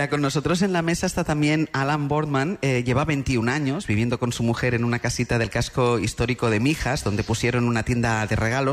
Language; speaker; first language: Spanish; native; Spanish